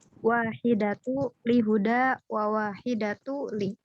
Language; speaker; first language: Arabic; non-native, learner; Indonesian